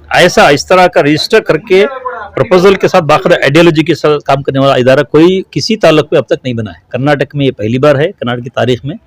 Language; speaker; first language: Urdu; native; Urdu